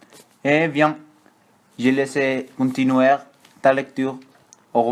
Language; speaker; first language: French; non-native, learner; Spanish